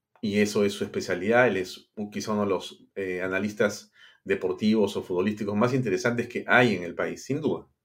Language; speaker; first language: Spanish; native; Spanish